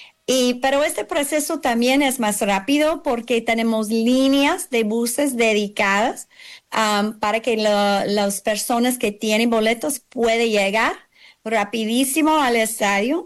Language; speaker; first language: Spanish; non-native, learner; English